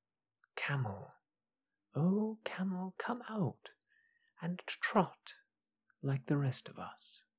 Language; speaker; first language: English; native; English